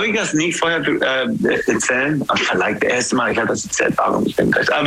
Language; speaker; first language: German; non-native, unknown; English